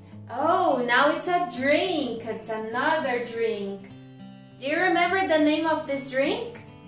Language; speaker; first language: English; non-native, fluent; Portuguese